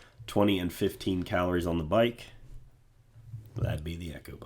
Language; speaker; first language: English; native; English